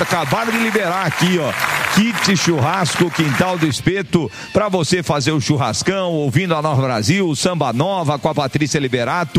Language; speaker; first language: Portuguese; native; Portuguese